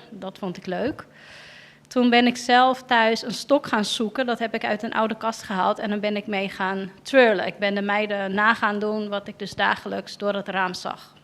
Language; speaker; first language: Dutch; native; Dutch